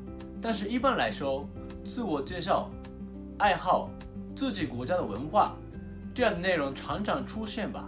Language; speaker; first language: Chinese; non-native, fluent; Japanese